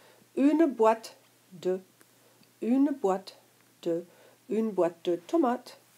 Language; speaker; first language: French; non-native, fluent; English